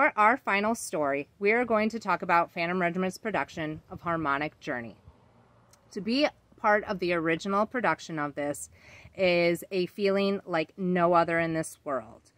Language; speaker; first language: English; native; English